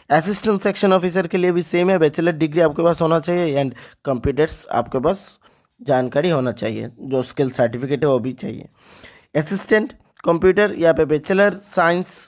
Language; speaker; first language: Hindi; non-native, local second language; Bangla